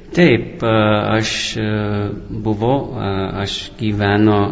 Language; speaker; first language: Lithuanian; non-native, learner; English